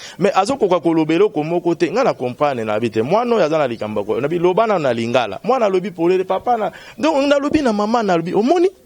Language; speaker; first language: Lingala; native; Lingala